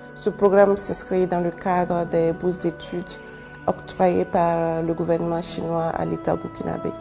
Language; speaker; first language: French; non-native, local second language; Mossi